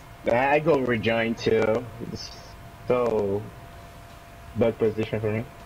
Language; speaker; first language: English; non-native, learner; Portuguese